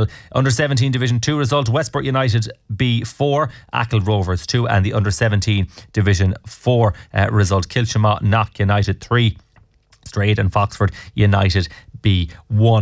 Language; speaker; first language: English; native; English